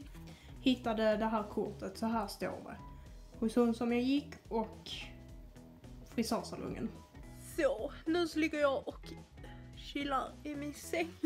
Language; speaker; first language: Swedish; native; Swedish